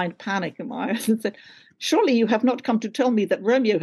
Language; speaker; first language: English; native; English